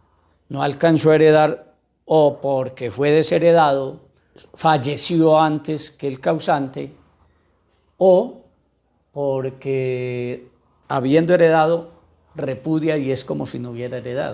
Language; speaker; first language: Spanish; native; Spanish